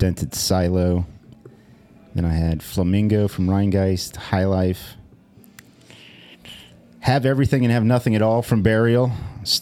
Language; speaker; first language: English; native; English